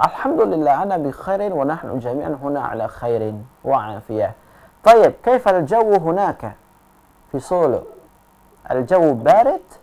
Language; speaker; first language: Arabic; non-native, fluent; Indonesian